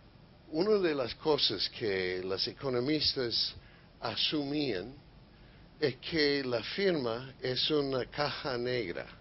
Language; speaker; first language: Spanish; non-native, fluent; English